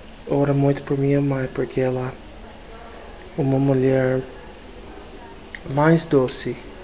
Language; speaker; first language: Portuguese; non-native, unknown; English